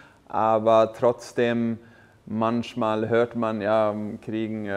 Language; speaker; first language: German; non-native, fluent; Swedish